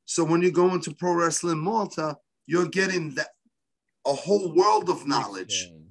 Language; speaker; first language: English; native; English